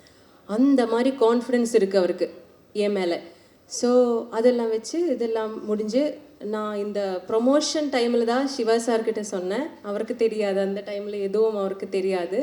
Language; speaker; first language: Tamil; non-native, learner; Malayalam